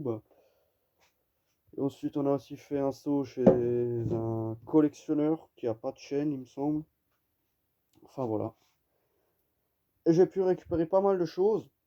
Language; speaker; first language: French; native; French